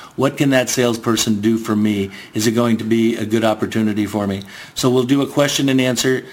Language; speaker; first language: English; native; English